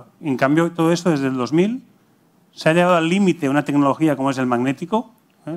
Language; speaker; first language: Spanish; native; Spanish